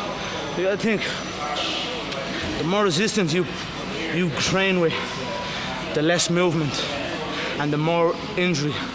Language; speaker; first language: English; native; English